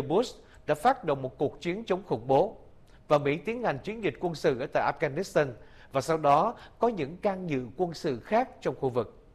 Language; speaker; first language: Vietnamese; native; Vietnamese